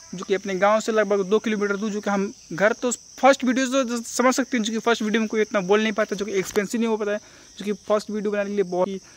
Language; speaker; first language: Hindi; native; Hindi